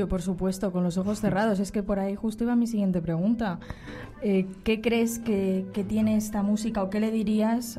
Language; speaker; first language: Spanish; native; Spanish